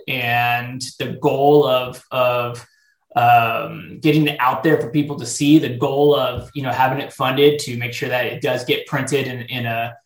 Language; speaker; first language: English; native; English